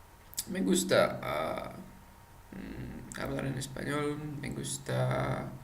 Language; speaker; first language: Spanish; non-native, learner; Czech